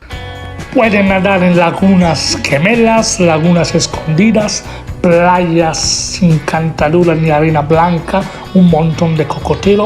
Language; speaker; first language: Spanish; non-native, fluent; Italian